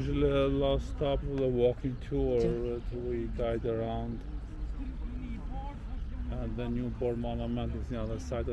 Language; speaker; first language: English; non-native, local second language; Albanian